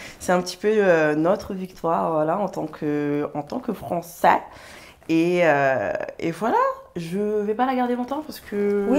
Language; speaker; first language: French; early bilingual, other home language; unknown